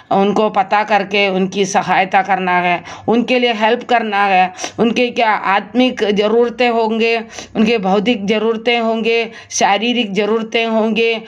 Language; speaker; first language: Hindi; non-native, local second language; Malayalam